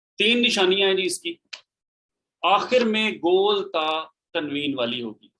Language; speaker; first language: Urdu; native; Urdu